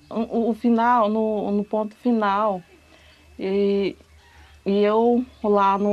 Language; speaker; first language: Portuguese; non-native, local second language; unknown